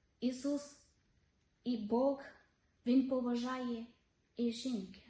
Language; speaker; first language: Ukrainian; non-native, learner; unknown